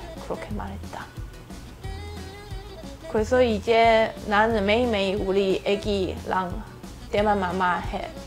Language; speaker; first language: Korean; non-native, learner; Min Nan Chinese